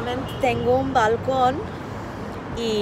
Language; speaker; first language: Spanish; non-native, fluent; Turkish